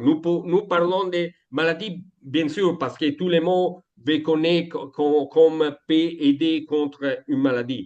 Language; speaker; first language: French; non-native, learner; Italian